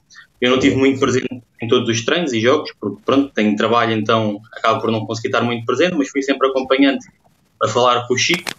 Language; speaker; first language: Portuguese; native; Portuguese